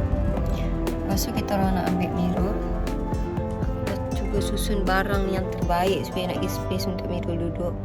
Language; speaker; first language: Malay; native; Malay